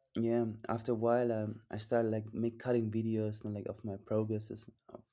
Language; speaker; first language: English; non-native, fluent; German